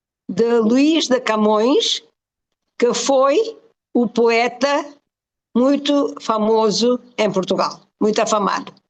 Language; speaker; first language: Portuguese; non-native, fluent; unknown